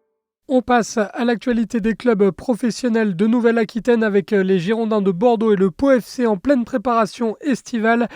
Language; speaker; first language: French; native; French